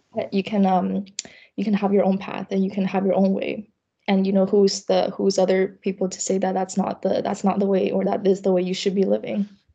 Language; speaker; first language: English; early bilingual, other home language; Chinese